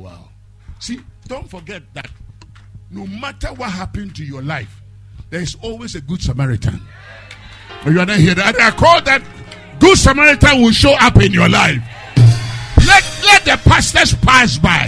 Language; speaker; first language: English; non-native, local second language; Akan